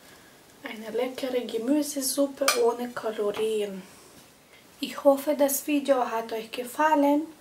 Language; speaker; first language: German; non-native, fluent; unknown